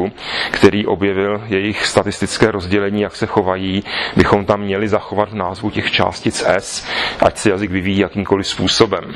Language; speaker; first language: Czech; native; Czech